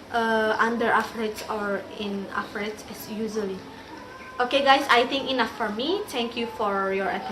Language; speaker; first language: English; non-native, learner; Indonesian